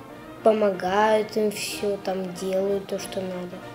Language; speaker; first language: Russian; native; Russian